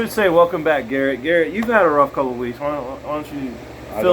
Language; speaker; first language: English; native; English